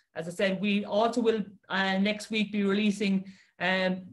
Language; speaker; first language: English; native; English